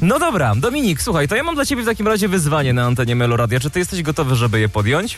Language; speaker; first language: Polish; native; Polish